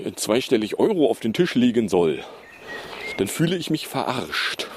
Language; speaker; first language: German; native; German